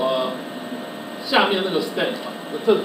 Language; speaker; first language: Chinese; native; Chinese